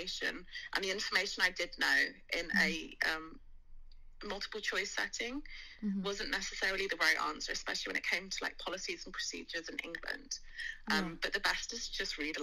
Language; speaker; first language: English; native; English